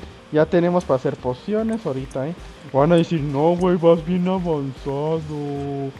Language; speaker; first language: Spanish; native; Spanish